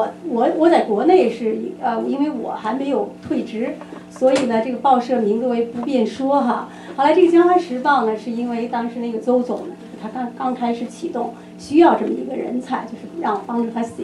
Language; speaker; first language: Chinese; native; Chinese